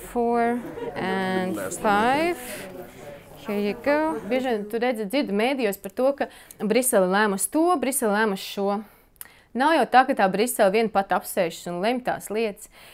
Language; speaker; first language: Latvian; native; Latvian